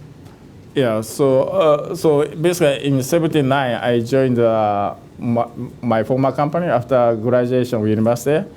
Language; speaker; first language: English; non-native, fluent; Japanese